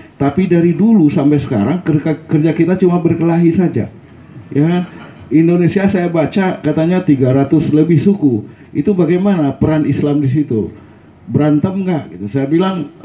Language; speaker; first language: Indonesian; non-native, local second language; Minangkabau